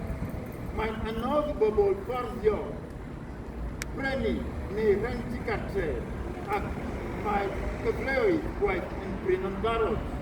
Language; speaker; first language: Welsh; non-native, fluent; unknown